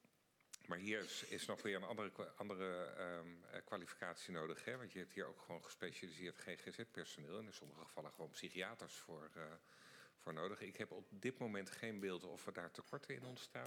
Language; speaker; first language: Dutch; native; Dutch